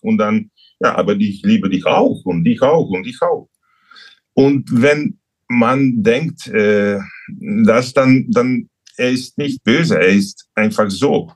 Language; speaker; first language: German; non-native, learner; Hungarian